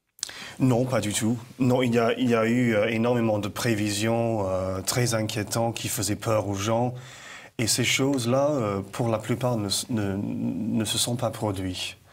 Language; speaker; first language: French; non-native, fluent; English